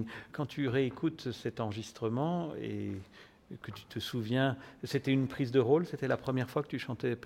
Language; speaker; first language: French; native; French